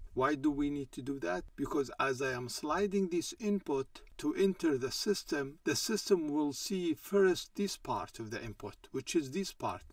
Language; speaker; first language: English; non-native, fluent; Arabic